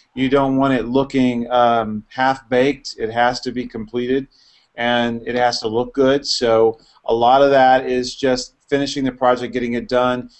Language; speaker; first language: English; native; English